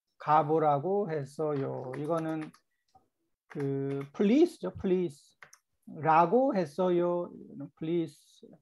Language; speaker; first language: Korean; native; Korean